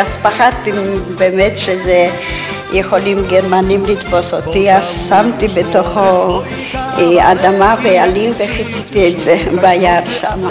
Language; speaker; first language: Hebrew; non-native, fluent; Polish